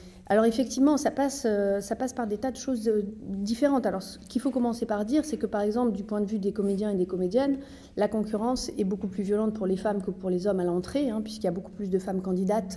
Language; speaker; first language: French; native; French